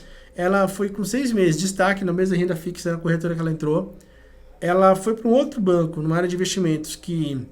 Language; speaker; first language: Portuguese; native; Portuguese